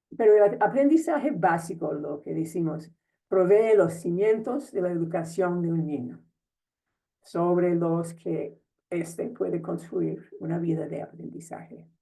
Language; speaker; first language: Spanish; non-native, fluent; English